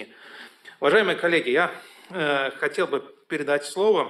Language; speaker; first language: Russian; native; Russian